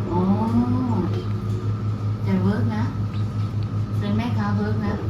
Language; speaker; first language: Thai; native; Thai